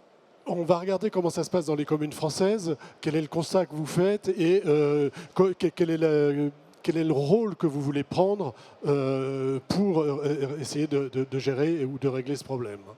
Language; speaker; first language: French; native; French